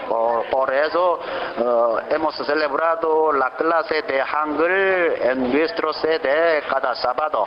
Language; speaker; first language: Spanish; non-native, learner; Korean